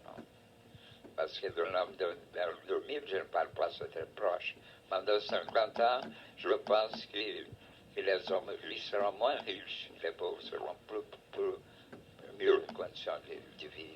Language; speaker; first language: French; non-native, fluent; Portuguese